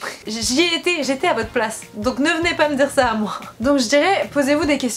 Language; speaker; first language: French; native; French